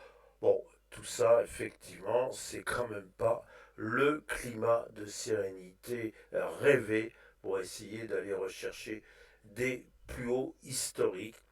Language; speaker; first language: French; native; French